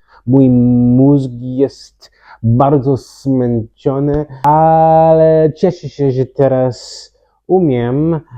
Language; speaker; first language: Polish; non-native, learner; English